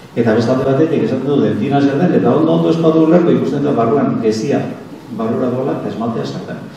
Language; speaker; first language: Basque; native; Basque